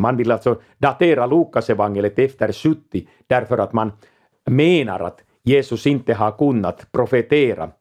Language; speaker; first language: Swedish; non-native, local second language; Finnish